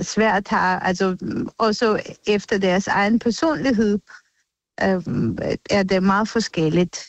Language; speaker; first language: Danish; non-native, fluent; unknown